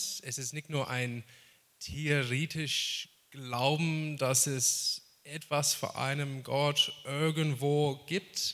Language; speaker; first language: German; non-native, fluent; English